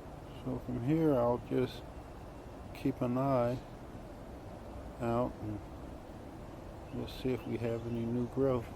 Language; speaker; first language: English; native; English